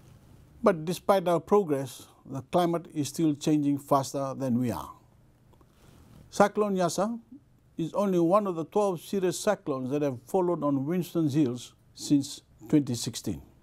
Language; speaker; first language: English; non-native, local second language; Fijian